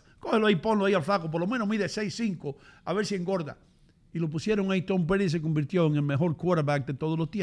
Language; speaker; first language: Spanish; native; Spanish